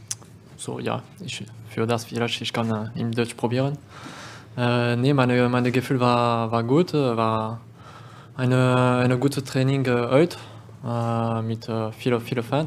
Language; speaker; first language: German; non-native, learner; French